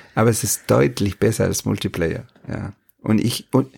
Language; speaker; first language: German; non-native, fluent; Spanish